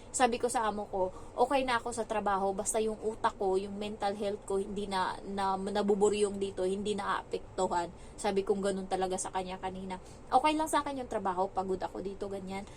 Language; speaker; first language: Filipino; native; Filipino